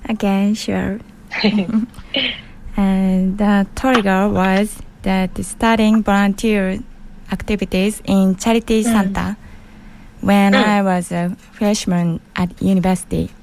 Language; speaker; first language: English; non-native, learner; Japanese